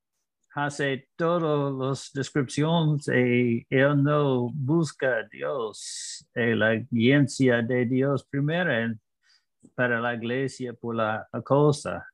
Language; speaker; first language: Spanish; non-native, learner; English